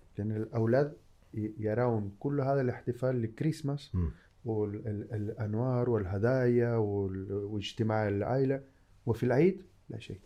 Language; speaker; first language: Arabic; non-native, fluent; Spanish